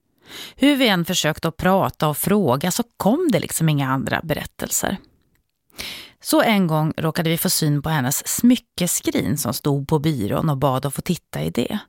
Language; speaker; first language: Swedish; native; Swedish